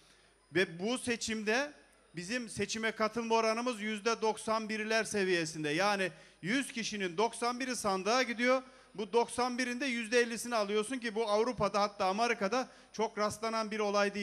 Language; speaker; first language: Turkish; native; Turkish